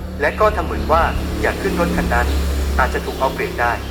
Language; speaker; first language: Thai; native; Thai